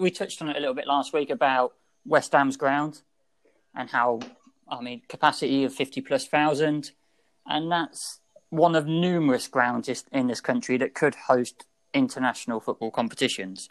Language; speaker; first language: English; native; English